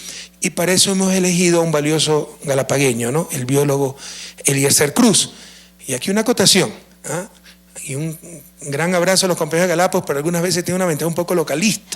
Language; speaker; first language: Spanish; native; Spanish